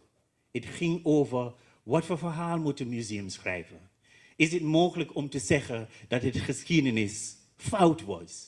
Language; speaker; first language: Dutch; non-native, learner; English